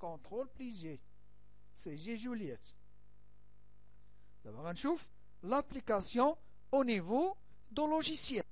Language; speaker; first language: French; non-native, local second language; Arabic